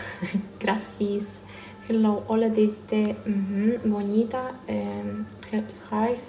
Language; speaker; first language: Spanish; non-native, learner; Russian